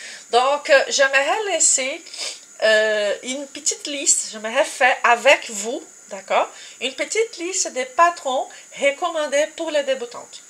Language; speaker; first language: French; non-native, fluent; Portuguese